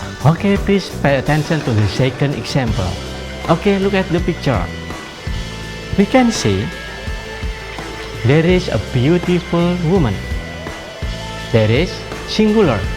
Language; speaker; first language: English; non-native, fluent; Indonesian